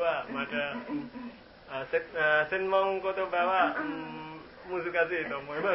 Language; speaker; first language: Japanese; non-native, learner; Indonesian